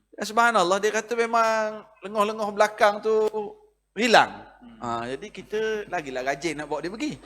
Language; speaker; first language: Malay; native; Malay